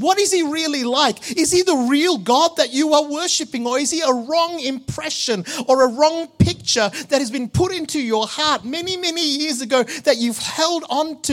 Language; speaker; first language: English; early bilingual, other home language; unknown